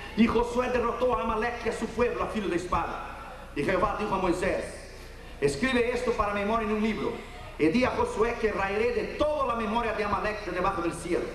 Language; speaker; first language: Spanish; non-native, fluent; Portuguese